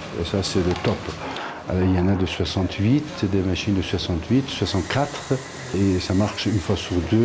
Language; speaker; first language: French; non-native, fluent; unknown